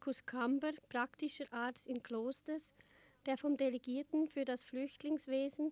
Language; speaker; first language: German; native; German